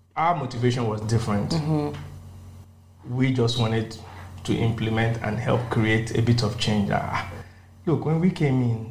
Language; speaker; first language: English; non-native, local second language; Yoruba